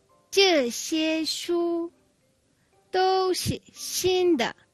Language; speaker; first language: Chinese; non-native, fluent; Mongolian